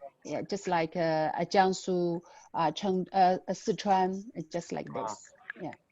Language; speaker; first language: English; non-native, learner; Chinese